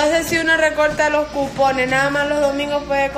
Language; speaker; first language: Spanish; native; Spanish